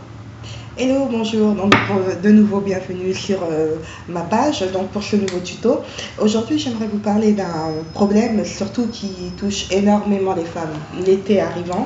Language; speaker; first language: French; native; French